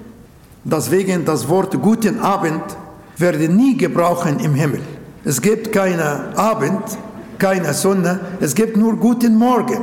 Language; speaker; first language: German; non-native, local second language; Arabic